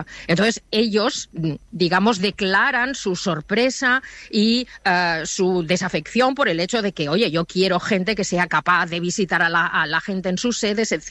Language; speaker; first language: Spanish; native; Spanish